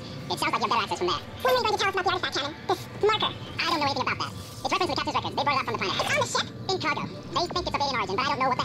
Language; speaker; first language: English; native; English